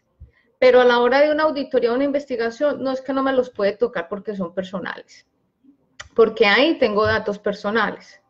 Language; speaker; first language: Spanish; native; Spanish